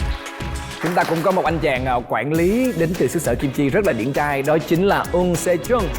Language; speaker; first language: Vietnamese; native; Vietnamese